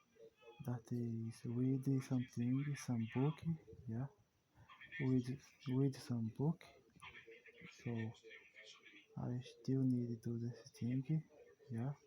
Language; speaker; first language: English; non-native, learner; Portuguese